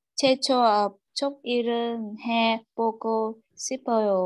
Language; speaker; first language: Korean; non-native, learner; Vietnamese